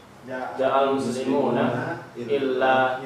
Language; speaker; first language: Arabic; non-native, learner; Indonesian